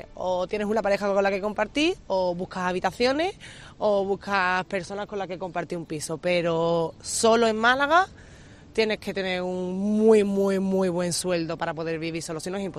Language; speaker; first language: Spanish; native; Spanish